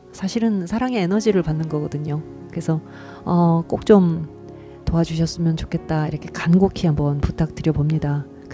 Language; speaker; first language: Korean; native; Korean